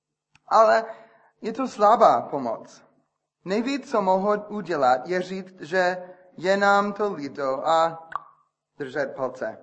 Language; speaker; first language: Czech; non-native, fluent; English